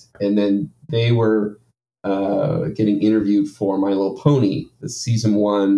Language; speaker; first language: English; native; English